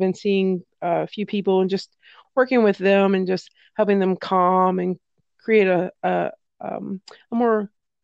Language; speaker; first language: English; native; English